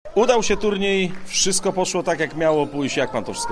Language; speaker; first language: Polish; native; Polish